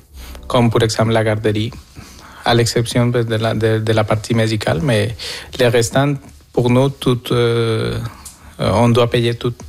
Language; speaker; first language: French; non-native, fluent; Spanish